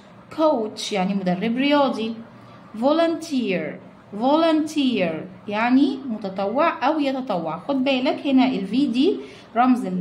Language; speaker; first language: Arabic; native; Arabic